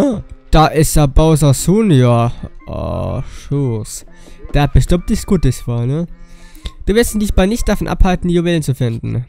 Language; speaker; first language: German; native; German